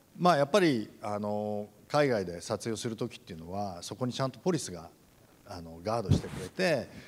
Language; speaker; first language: Japanese; native; Japanese